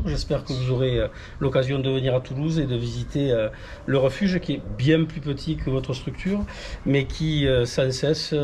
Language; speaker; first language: French; native; French